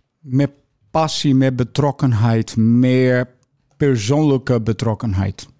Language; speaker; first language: Dutch; non-native, fluent; Portuguese